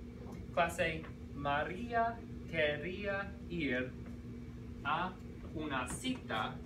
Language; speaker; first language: Spanish; non-native, fluent; English